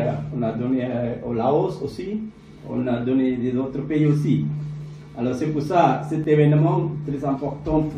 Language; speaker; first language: French; non-native, learner; Sinhala